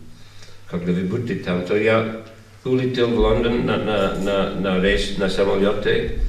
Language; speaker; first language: Russian; non-native, fluent; English